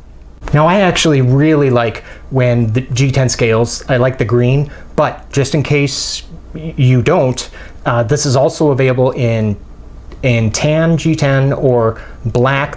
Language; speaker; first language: English; native; English